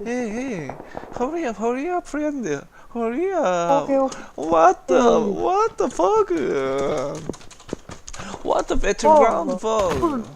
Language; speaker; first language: English; non-native, learner; Korean